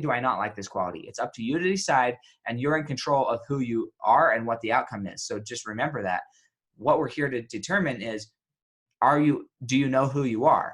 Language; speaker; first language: English; native; English